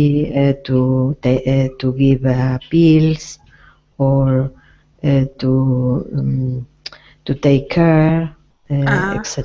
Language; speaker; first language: English; non-native, learner; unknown